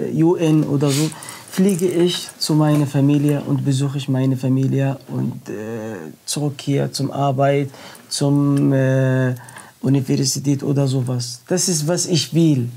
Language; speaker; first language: German; non-native, learner; Arabic